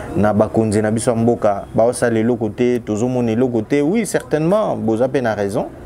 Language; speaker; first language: French; non-native, local second language; Lingala